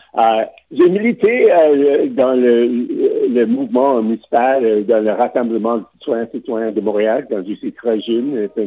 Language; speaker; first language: French; non-native, local second language; English